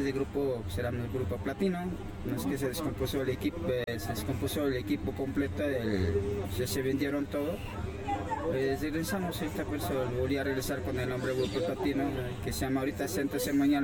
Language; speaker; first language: Spanish; non-native, local second language; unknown